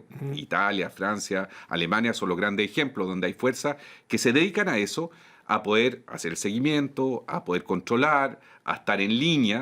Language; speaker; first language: Spanish; native; Spanish